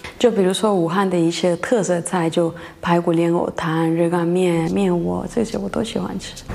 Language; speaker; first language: Chinese; non-native, fluent; Spanish